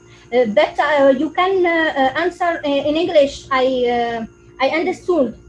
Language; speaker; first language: English; non-native, learner; French